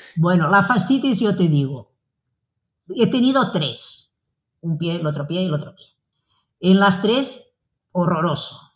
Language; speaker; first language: Spanish; native; Spanish